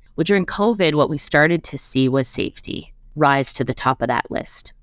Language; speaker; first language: English; native; English